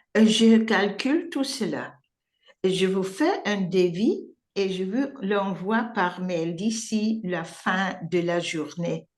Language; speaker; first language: French; non-native, learner; English